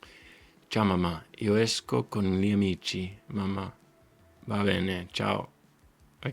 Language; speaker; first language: Italian; non-native, learner; English